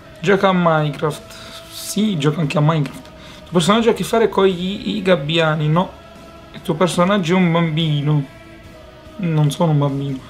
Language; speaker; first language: Italian; native; Italian